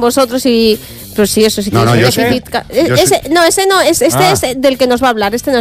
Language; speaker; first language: Spanish; native; Spanish